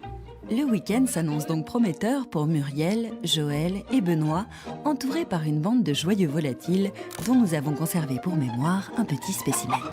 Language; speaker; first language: French; native; French